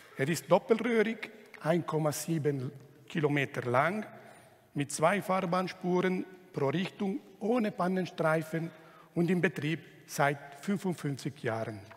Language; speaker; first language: German; non-native, local second language; Italian